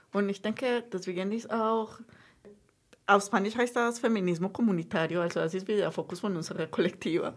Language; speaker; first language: German; non-native, fluent; Spanish